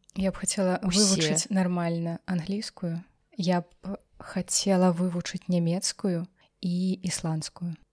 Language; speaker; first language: Belarusian; non-native, local second language; Russian